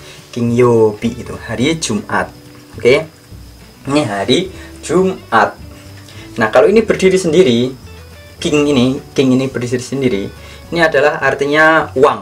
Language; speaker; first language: Indonesian; native; Indonesian